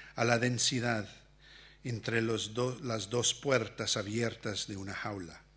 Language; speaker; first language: Spanish; early bilingual, heritage; Spanish